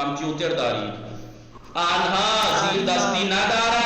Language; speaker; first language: Persian; non-native, fluent; Urdu